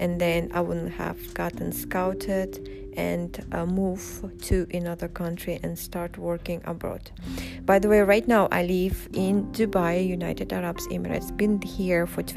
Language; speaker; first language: English; non-native, fluent; Russian